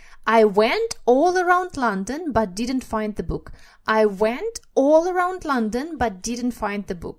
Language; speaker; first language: English; non-native, fluent; Russian